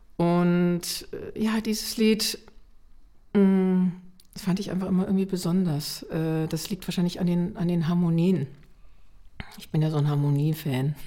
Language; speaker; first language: German; native; German